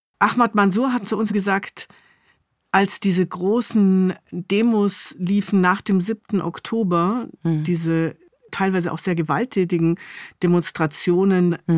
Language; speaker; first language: German; native; German